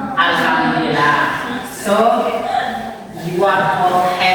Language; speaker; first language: English; non-native, fluent; Indonesian